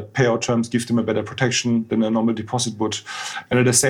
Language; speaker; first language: English; non-native, fluent; German